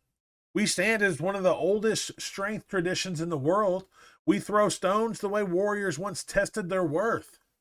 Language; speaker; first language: English; native; English